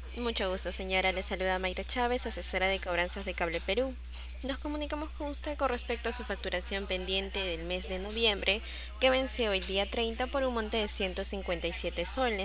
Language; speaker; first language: Spanish; native; Spanish